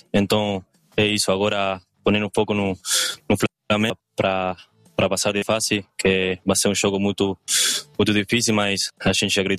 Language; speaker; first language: Portuguese; non-native, learner; Spanish